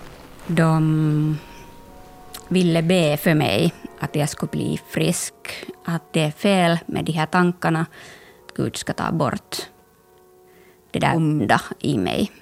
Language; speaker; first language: Swedish; non-native, local second language; Finnish